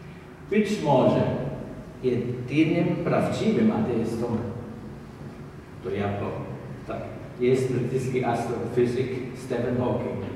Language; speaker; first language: Polish; non-native, learner; German